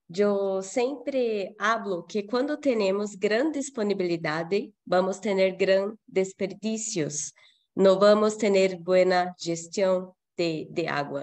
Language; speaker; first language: Spanish; non-native, fluent; Portuguese